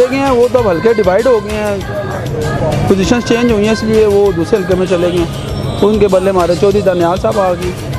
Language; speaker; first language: Urdu; native; Urdu